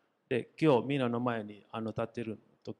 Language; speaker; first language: Japanese; non-native, fluent; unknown